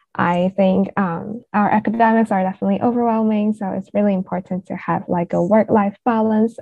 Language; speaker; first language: English; non-native, local second language; Cantonese